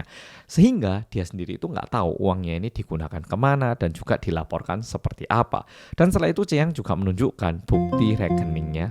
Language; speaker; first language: Indonesian; early bilingual, other home language; Korean